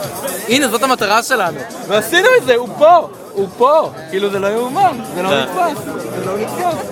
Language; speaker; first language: Hebrew; native; Hebrew